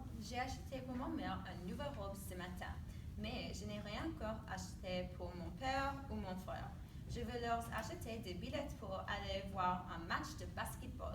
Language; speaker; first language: French; non-native, learner; English